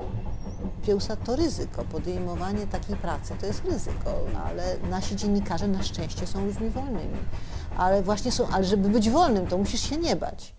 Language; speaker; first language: Polish; native; Polish